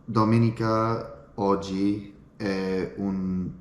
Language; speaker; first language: Italian; non-native, learner; English